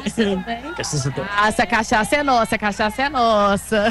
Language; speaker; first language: Portuguese; native; Portuguese